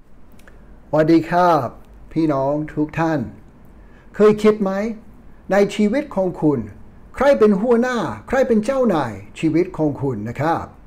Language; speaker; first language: Thai; non-native, fluent; English